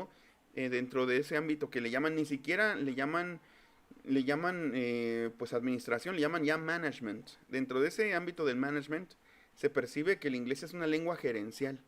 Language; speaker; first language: Spanish; native; Spanish